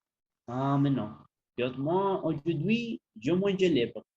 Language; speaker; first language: French; non-native, learner; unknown